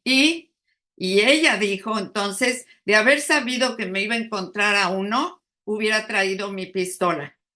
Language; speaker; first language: Spanish; native; Spanish